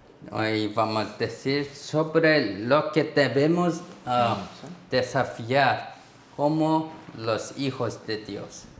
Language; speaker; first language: Spanish; non-native, learner; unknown